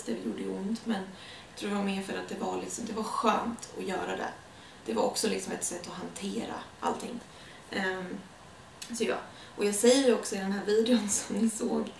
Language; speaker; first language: Swedish; native; Swedish